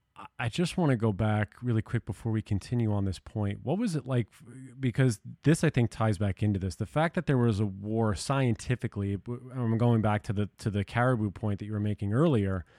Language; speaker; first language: English; native; English